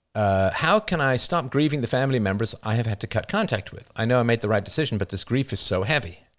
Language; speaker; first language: English; native; English